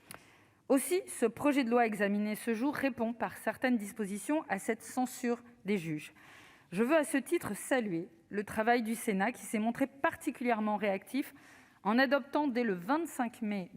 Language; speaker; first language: French; native; French